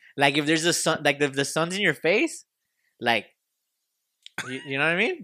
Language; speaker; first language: English; early bilingual, other home language; Spanish